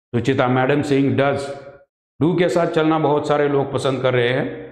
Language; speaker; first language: Hindi; non-native, local second language; Marathi